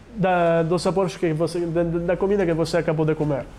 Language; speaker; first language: Portuguese; non-native, learner; Italian